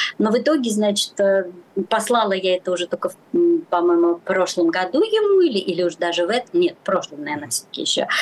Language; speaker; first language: Russian; native; Russian